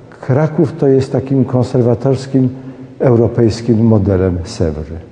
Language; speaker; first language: Polish; native; Polish